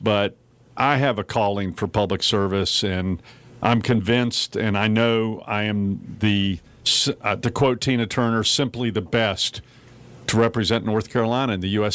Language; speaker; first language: English; native; English